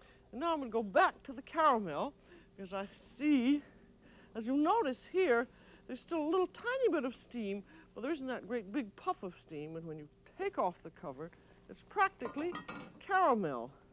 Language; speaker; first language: English; native; English